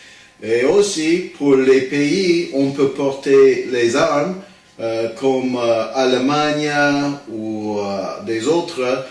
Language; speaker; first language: French; non-native, learner; English